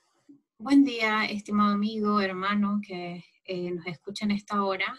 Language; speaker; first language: Spanish; native; Spanish